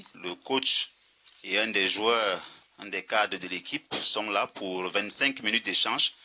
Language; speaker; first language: French; native; French